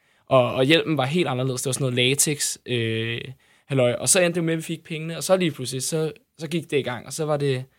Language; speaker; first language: Danish; native; Danish